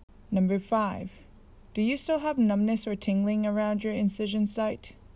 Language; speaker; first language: English; non-native, fluent; Japanese